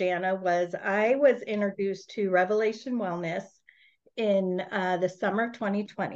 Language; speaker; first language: English; native; English